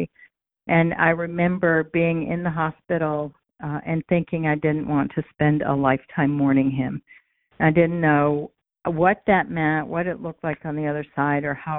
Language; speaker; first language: English; native; English